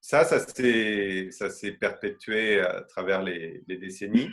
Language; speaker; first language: French; native; French